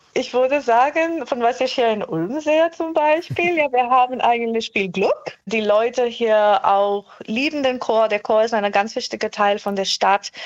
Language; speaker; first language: German; non-native, fluent; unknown